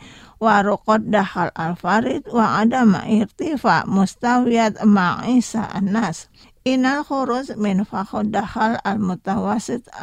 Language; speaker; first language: Arabic; non-native, fluent; Indonesian